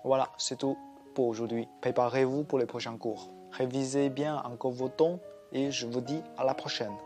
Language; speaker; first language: French; non-native, fluent; Chinese